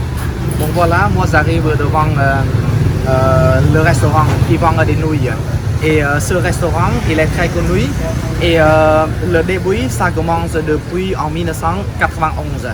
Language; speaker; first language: French; non-native, fluent; Khmer